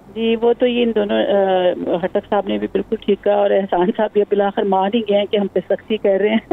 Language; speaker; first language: Urdu; non-native, local second language; Punjabi